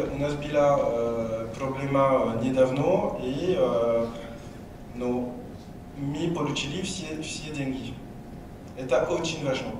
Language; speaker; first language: Russian; non-native, learner; French